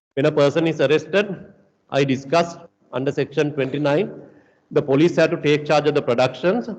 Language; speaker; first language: English; non-native, local second language; Sinhala